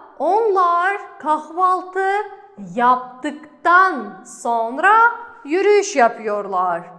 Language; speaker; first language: Turkish; non-native, fluent; Kazakh